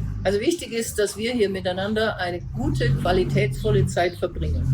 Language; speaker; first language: German; native; German